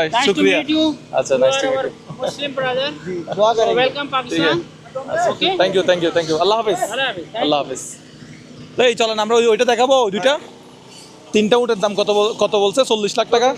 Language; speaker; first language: Hindi; non-native, learner; Bangla